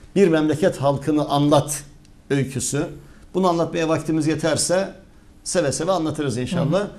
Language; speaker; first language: Turkish; native; Turkish